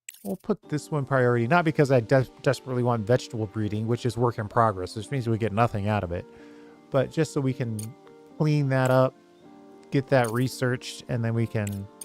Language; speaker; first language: English; native; English